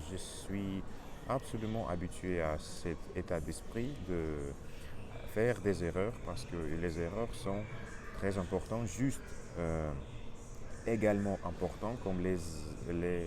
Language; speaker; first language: French; non-native, learner; Russian